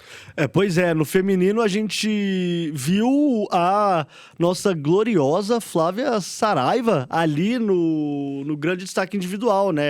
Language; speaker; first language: Portuguese; native; Portuguese